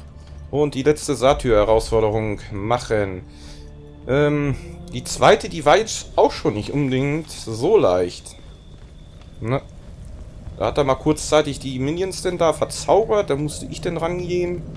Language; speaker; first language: German; native; German